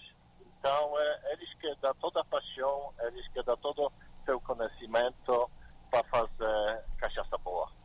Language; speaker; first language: Portuguese; non-native, learner; Polish